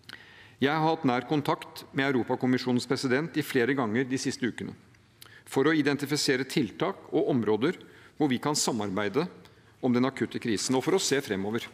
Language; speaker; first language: Norwegian; native; Norwegian